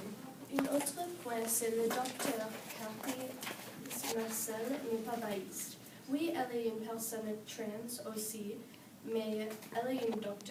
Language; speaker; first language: French; non-native, learner; English